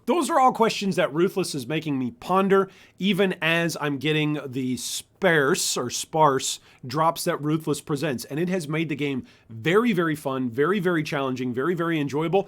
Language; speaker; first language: English; native; English